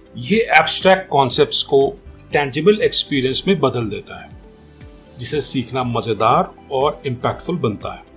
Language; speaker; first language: Hindi; native; Hindi